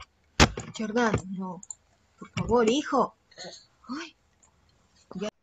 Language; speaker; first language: Spanish; native; Spanish